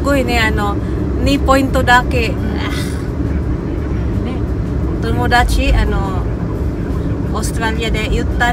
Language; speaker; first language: Japanese; non-native, learner; Waray